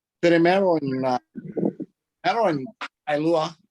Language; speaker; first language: Spanish; non-native, learner; English